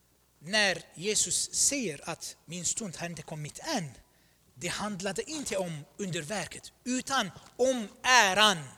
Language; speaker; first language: Swedish; non-native, fluent; Armenian